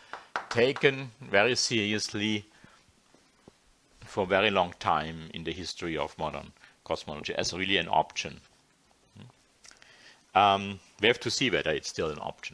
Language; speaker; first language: English; non-native, fluent; German